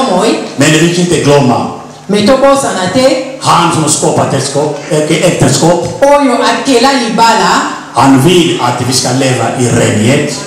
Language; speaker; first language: Swedish; non-native, learner; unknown